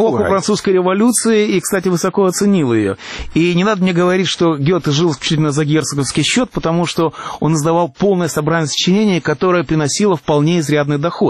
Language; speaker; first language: Russian; native; Russian